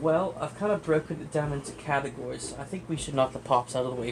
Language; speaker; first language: English; native; English